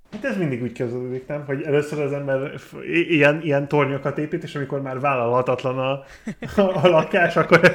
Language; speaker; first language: Hungarian; non-native, fluent; English